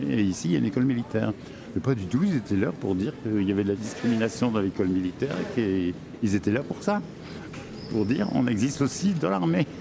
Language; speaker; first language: French; native; French